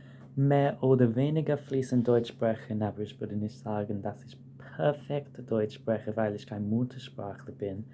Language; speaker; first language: German; non-native, fluent; English